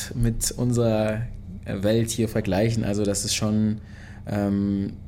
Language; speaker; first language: German; early bilingual, other home language; Lingala